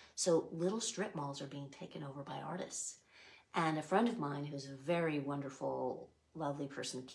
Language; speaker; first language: English; native; English